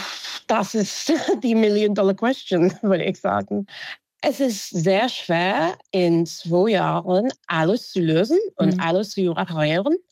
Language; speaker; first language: German; non-native, fluent; English